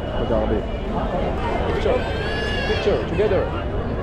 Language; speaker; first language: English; non-native, learner; Arabic